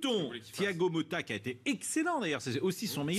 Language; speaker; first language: French; native; French